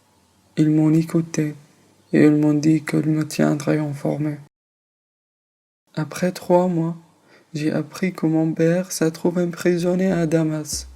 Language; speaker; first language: French; non-native, fluent; Arabic